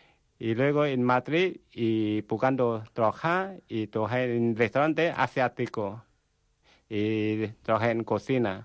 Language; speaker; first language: Spanish; non-native, learner; Vietnamese